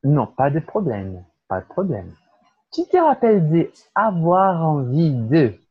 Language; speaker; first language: French; non-native, fluent; Portuguese